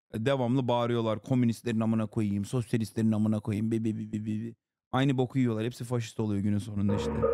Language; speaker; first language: Turkish; early bilingual, heritage; Turkish